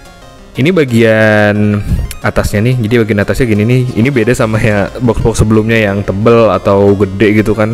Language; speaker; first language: Indonesian; native; Indonesian